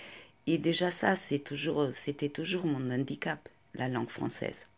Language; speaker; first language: French; non-native, fluent; Portuguese